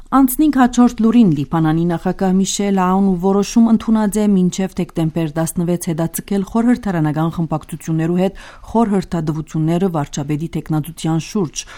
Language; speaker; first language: Armenian; early bilingual, heritage; Armenian